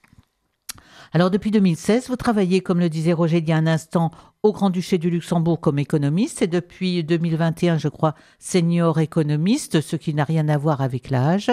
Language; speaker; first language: French; native; French